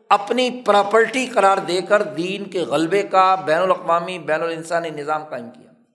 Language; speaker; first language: Urdu; non-native, local second language; Punjabi